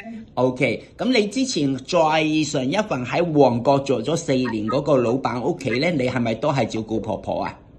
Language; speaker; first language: Cantonese; native; Cantonese